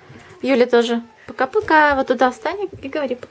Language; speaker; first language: Russian; native; Russian